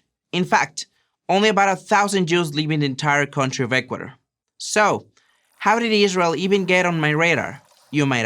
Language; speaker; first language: English; non-native, fluent; Spanish